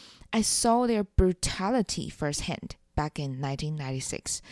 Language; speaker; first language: English; non-native, fluent; Chinese